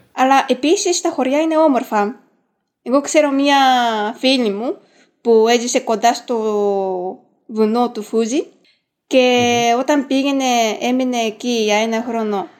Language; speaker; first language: Greek; non-native, fluent; Japanese